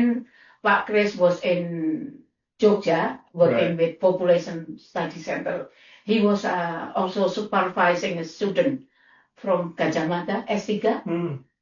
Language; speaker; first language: English; non-native, learner; Indonesian